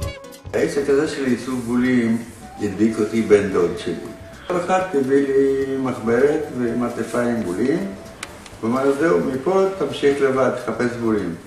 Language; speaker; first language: Hebrew; early bilingual, other home language; Romanian